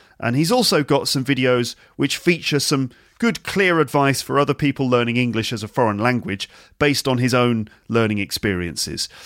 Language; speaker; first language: English; native; English